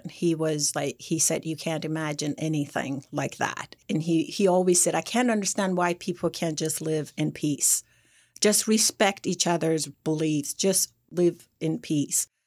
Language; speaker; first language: English; non-native, fluent; Persian